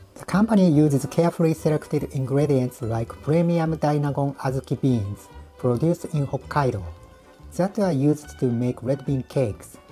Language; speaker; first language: English; non-native, fluent; Japanese